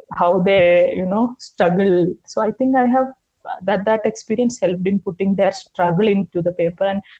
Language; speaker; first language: English; non-native, local second language; Malayalam